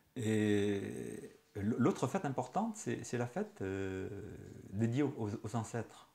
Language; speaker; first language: French; native; French